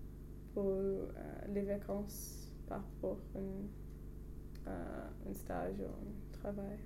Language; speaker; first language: French; non-native, learner; English